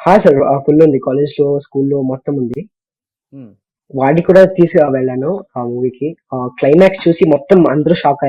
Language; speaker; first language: Telugu; non-native, learner; Kannada